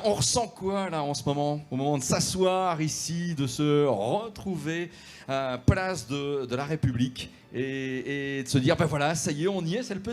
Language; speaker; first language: French; native; French